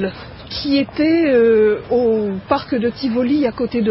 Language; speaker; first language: French; native; French